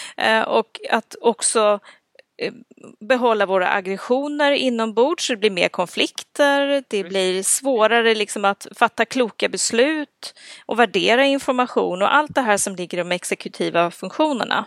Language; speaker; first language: Swedish; native; Swedish